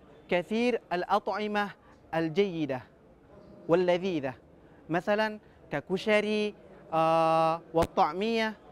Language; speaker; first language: Arabic; non-native, fluent; Indonesian